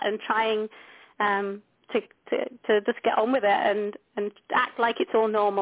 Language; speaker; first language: English; native; English